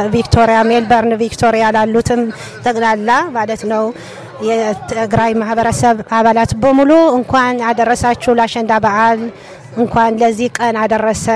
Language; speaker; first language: Amharic; non-native, local second language; Tigrinya